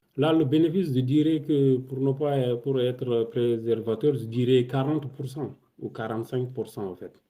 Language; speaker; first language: French; non-native, local second language; Wolof